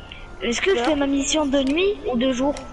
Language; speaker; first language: French; native; French